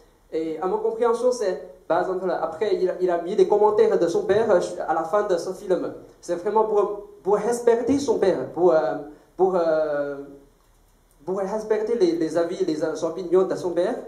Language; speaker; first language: French; non-native, fluent; Chinese